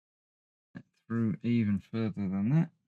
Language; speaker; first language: English; native; English